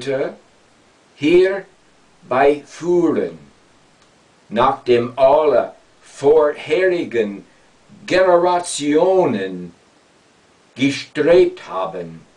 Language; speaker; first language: German; non-native, fluent; English